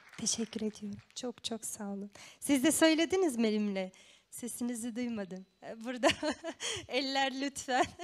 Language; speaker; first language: Turkish; non-native, fluent; Romanian